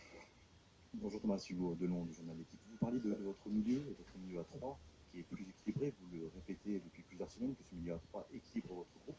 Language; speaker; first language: French; native; French